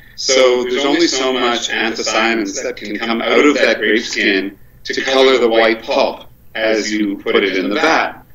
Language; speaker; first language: English; native; English